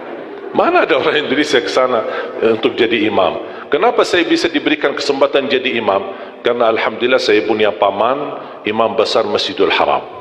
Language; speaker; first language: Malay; non-native, fluent; Arabic